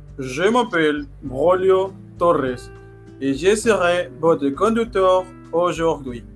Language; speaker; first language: French; non-native, learner; Spanish